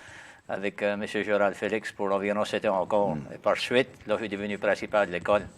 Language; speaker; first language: French; native; French